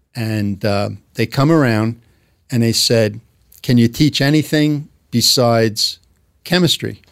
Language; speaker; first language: English; native; English